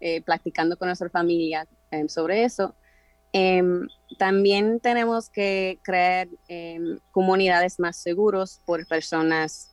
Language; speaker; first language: Spanish; early bilingual, heritage; Spanish